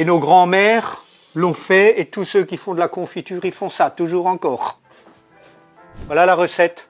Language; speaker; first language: French; native; French